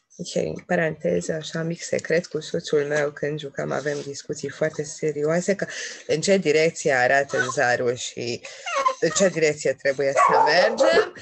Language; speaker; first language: Romanian; non-native, local second language; Hungarian